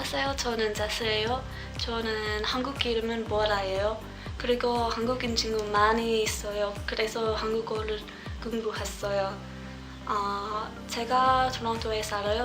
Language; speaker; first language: Korean; non-native, learner; English